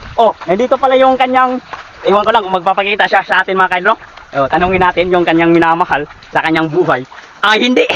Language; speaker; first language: Filipino; non-native, local second language; Cebuano